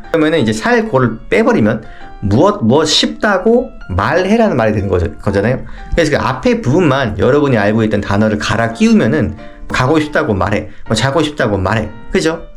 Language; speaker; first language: Korean; native; Korean